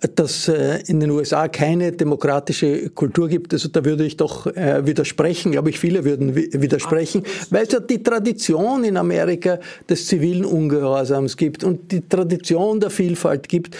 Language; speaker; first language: German; native; German